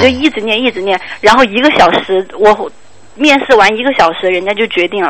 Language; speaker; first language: Chinese; native; Chinese